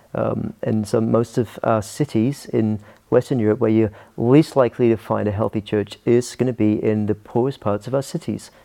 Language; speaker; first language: English; native; English